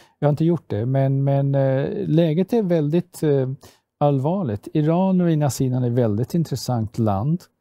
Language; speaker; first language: Swedish; non-native, fluent; Persian